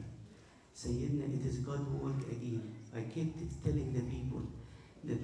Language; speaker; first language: English; non-native, fluent; Arabic